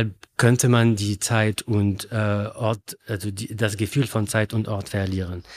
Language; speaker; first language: German; non-native, learner; Arabic